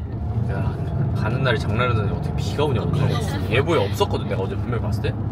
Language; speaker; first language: Korean; native; Korean